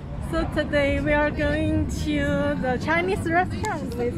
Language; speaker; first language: English; non-native, learner; Chinese